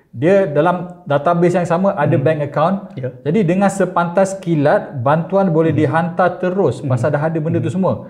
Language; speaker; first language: Malay; native; Malay